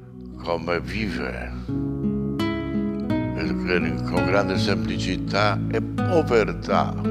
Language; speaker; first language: Italian; non-native, fluent; Polish